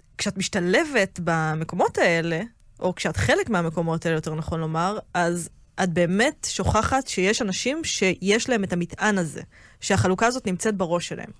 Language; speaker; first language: Hebrew; native; Hebrew